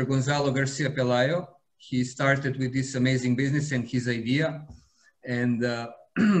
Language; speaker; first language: English; non-native, fluent; Serbian